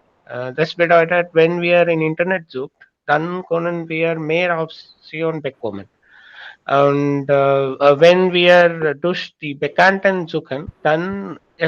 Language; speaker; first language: German; non-native, learner; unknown